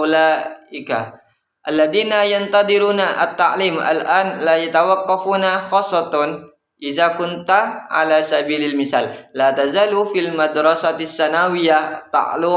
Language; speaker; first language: Arabic; non-native, learner; Indonesian